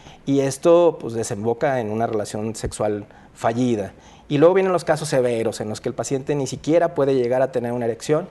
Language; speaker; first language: Spanish; native; Spanish